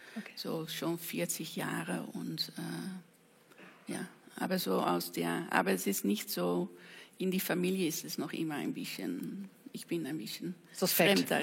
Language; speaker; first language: German; non-native, fluent; Dutch